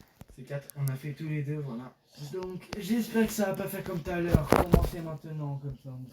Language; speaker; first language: French; native; French